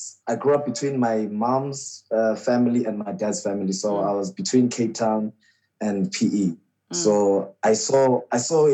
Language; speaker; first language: English; non-native, local second language; Xhosa